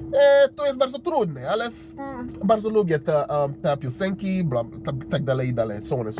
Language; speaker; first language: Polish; non-native, learner; English